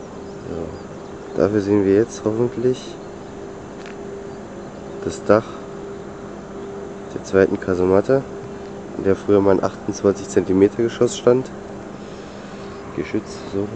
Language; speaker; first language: German; native; German